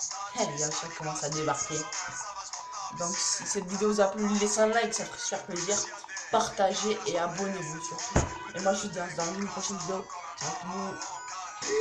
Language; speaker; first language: French; native; French